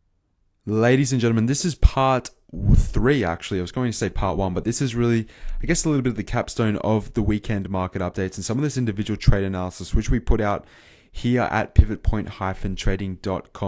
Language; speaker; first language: English; native; English